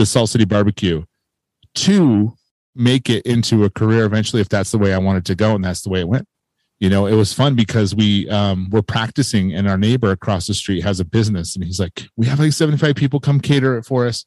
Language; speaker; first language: English; native; English